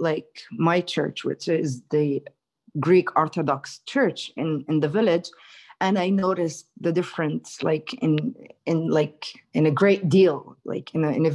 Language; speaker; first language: English; non-native, fluent; Hebrew